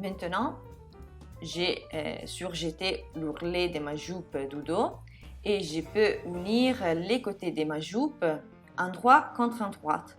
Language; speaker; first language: French; non-native, fluent; Italian